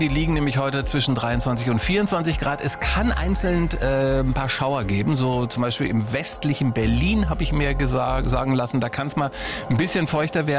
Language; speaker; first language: German; native; German